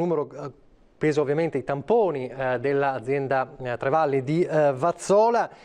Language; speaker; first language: Italian; native; Italian